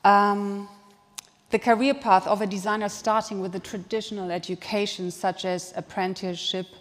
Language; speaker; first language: English; non-native, fluent; German